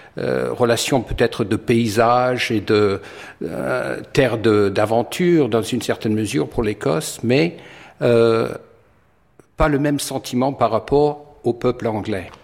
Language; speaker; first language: French; non-native, fluent; English